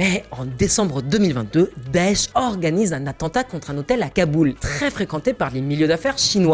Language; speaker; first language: French; native; French